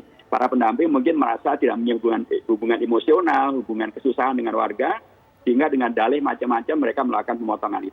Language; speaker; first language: Indonesian; native; Indonesian